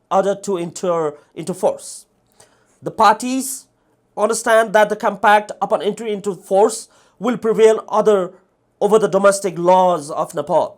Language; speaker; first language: English; non-native, fluent; Nepali